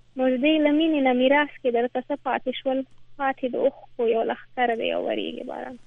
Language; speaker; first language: Pashto; non-native, local second language; Persian